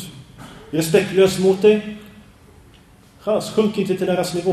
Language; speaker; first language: Swedish; early bilingual, other home language; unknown